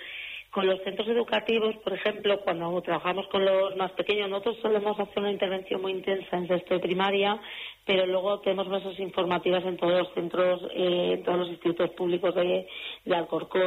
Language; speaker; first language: Spanish; native; Spanish